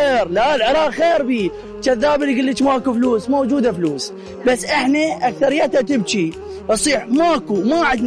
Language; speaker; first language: Arabic; native; Arabic